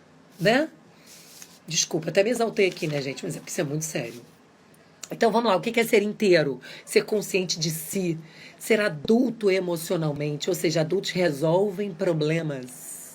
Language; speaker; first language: Portuguese; native; Portuguese